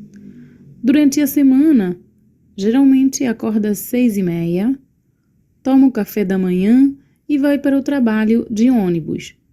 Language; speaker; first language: Portuguese; non-native, learner; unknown